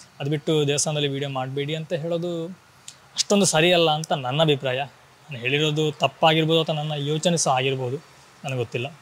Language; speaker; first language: Kannada; non-native, local second language; Tulu